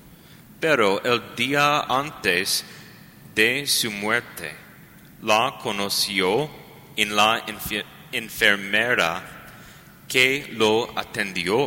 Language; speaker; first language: Spanish; non-native, learner; English